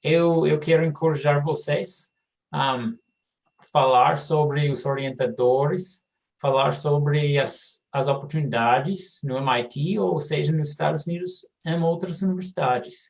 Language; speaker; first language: Portuguese; non-native, fluent; English